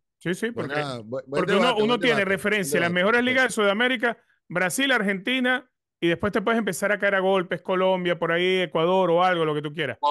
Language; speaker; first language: Spanish; native; Spanish